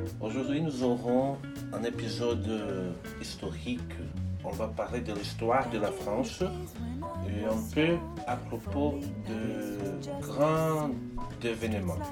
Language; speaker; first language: French; non-native, learner; Portuguese